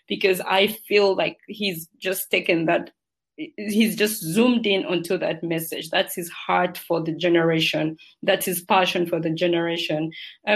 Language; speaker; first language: English; non-native, local second language; Ganda